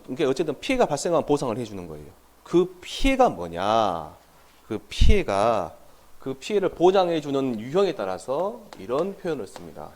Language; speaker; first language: Korean; native; Korean